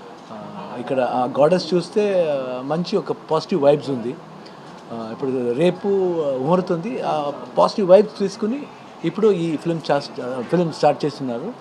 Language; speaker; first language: Telugu; non-native, fluent; Kannada